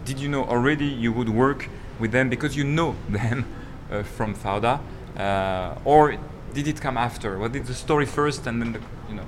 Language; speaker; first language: English; non-native, fluent; French